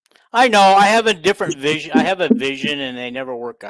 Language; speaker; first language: English; native; English